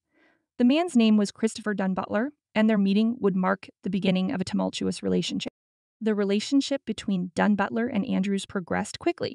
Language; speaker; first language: English; native; English